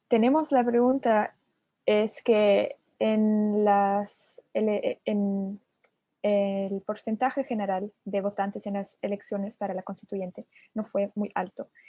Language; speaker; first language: Spanish; non-native, fluent; German